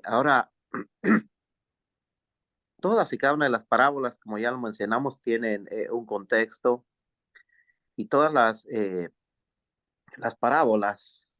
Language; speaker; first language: Spanish; native; Spanish